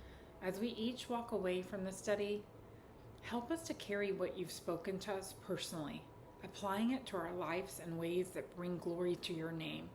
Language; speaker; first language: English; native; English